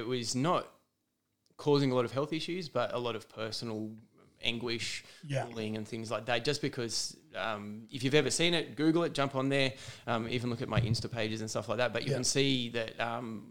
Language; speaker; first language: English; native; English